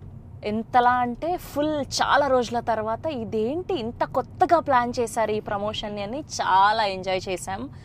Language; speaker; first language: Telugu; native; Telugu